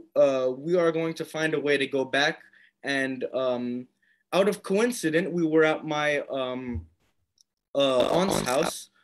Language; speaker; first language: English; native; English